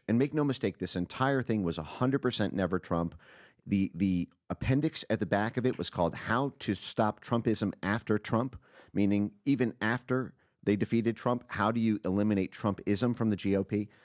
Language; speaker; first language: English; native; English